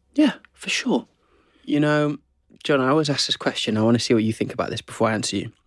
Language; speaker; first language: English; native; English